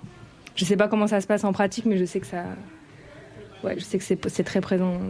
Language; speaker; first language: French; native; French